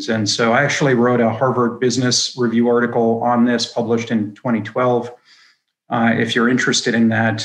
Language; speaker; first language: English; native; English